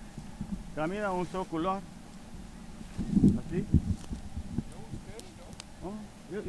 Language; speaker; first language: Spanish; non-native, learner; English